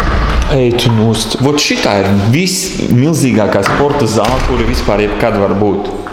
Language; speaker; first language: Latvian; native; Latvian